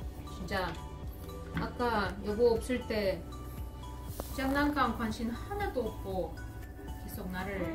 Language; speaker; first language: Korean; non-native, fluent; Russian